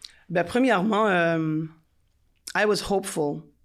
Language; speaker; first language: English; non-native, fluent; French